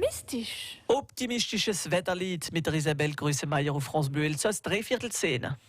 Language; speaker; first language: German; native; German